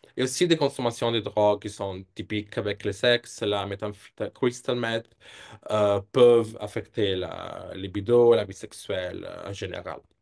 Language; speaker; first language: French; non-native, fluent; Italian